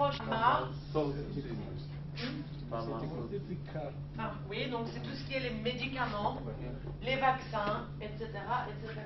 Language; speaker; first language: French; native; French